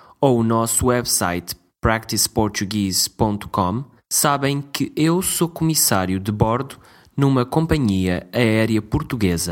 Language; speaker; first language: Portuguese; non-native, learner; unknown